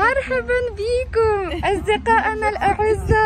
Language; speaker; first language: Arabic; non-native, fluent; Ukrainian